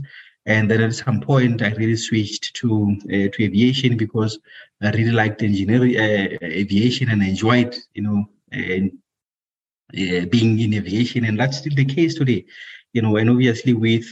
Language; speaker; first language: English; non-native, local second language; Southern Sotho